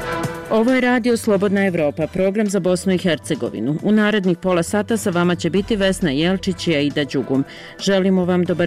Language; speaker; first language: Croatian; native; Croatian